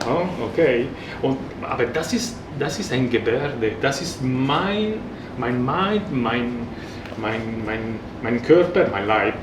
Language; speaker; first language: German; non-native, fluent; Italian